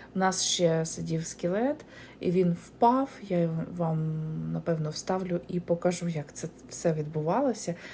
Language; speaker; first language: Ukrainian; non-native, local second language; Russian